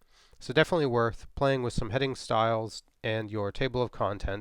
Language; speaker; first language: English; native; English